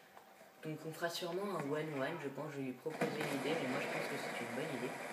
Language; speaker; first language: French; native; French